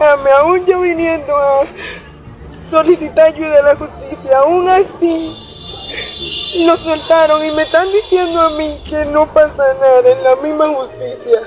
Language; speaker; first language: Spanish; native; Spanish